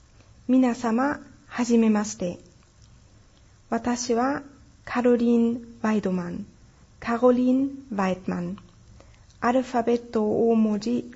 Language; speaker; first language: Japanese; non-native, fluent; German